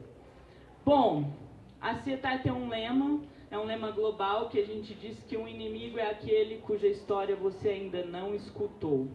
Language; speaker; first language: Portuguese; native; Portuguese